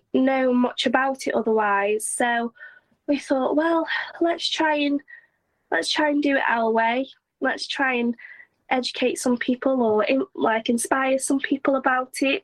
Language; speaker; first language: English; native; English